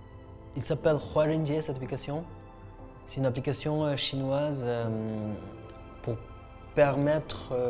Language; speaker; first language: French; non-native, fluent; Uyghur